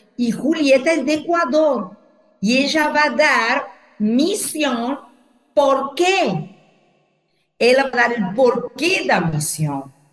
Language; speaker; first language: Portuguese; non-native, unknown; Spanish